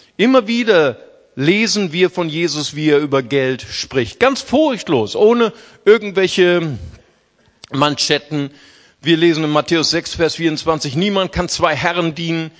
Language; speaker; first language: German; early bilingual, other home language; Portuguese